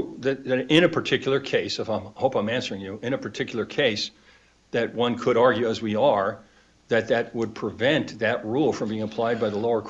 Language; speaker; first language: English; native; English